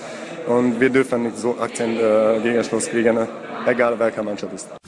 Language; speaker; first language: German; non-native, learner; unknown